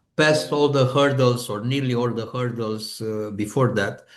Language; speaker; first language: English; non-native, fluent; Romanian